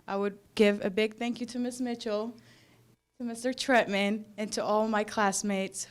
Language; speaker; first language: English; non-native, fluent; Arabic